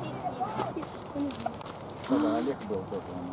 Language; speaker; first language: Russian; native; Russian